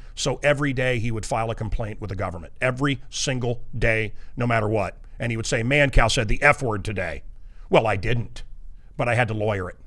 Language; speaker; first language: English; native; English